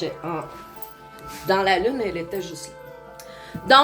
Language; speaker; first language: French; native; French